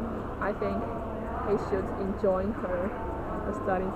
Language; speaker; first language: English; non-native, learner; Chinese